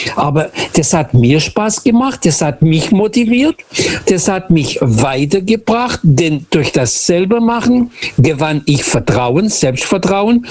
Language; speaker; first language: German; early bilingual, other home language; Portuguese